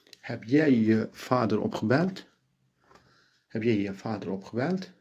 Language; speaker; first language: Dutch; non-native, fluent; Turkish